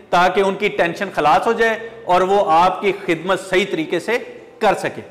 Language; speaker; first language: Urdu; native; Urdu